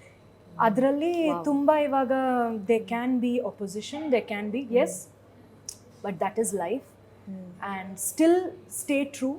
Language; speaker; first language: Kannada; non-native, local second language; Malayalam